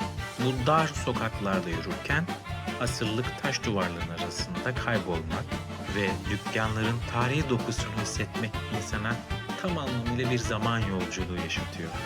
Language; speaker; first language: Turkish; native; Turkish